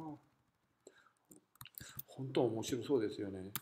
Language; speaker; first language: Japanese; non-native, fluent; Korean